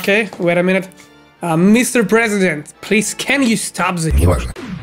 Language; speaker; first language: English; non-native, learner; Russian